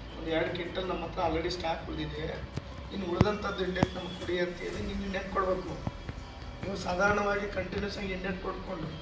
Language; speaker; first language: Kannada; non-native, local second language; Lambadi